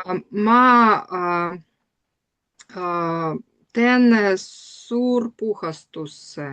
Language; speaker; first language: Estonian; non-native, learner; Russian